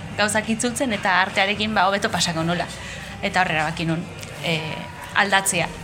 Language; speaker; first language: Basque; native; Basque